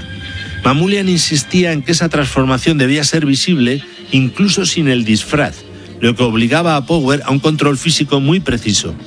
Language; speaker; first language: Spanish; native; Spanish